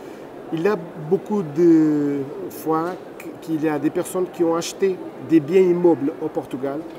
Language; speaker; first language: French; non-native, fluent; Portuguese